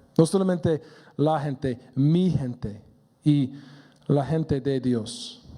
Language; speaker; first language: Spanish; non-native, learner; English